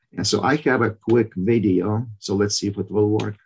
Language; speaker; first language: English; non-native, fluent; Ukrainian